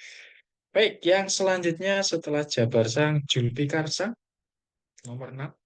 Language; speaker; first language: Indonesian; native; Indonesian